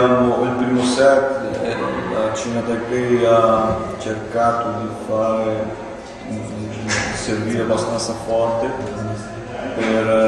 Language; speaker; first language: Italian; non-native, fluent; Portuguese